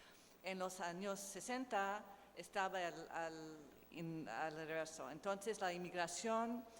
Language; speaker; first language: Spanish; non-native, learner; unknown